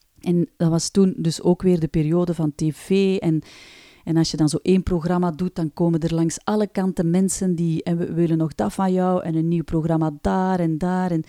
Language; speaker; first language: Dutch; native; Dutch